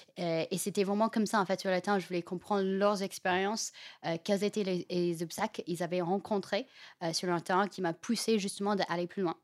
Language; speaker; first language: French; non-native, fluent; Chinese